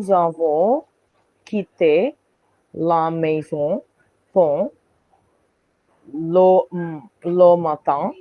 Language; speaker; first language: French; non-native, learner; Bangla